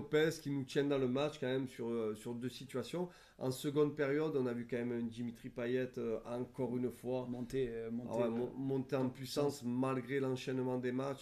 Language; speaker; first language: French; native; French